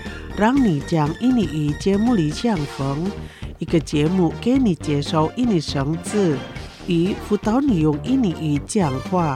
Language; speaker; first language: Chinese; non-native, fluent; Indonesian